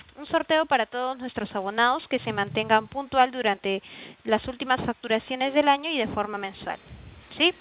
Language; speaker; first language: Spanish; native; Spanish